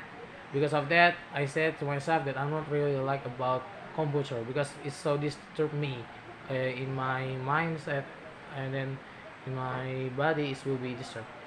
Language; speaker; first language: English; non-native, learner; Indonesian